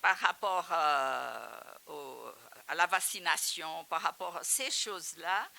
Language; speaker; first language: French; non-native, fluent; Portuguese